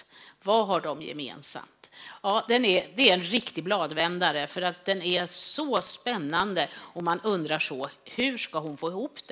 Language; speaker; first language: Swedish; native; Swedish